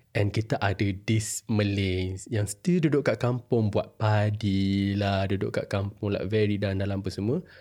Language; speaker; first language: Malay; native; Malay